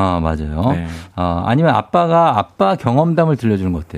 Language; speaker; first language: Korean; native; Korean